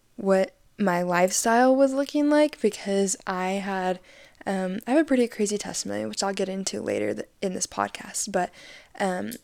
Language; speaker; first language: English; native; English